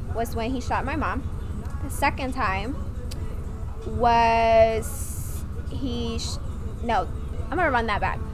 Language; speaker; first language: English; non-native, fluent; Vietnamese